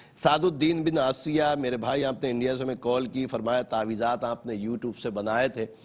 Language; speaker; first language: Urdu; native; Urdu